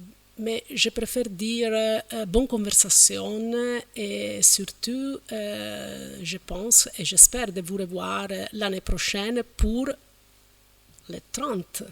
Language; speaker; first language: French; non-native, fluent; Italian